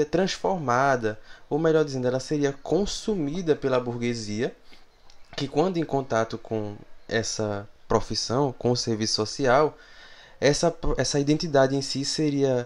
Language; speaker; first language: Portuguese; native; Portuguese